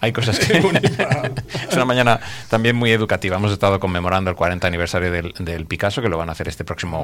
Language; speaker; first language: Spanish; native; Spanish